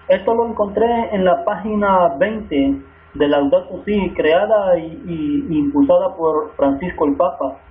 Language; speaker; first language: Spanish; native; Spanish